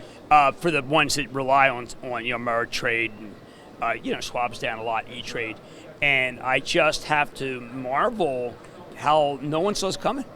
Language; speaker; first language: English; native; English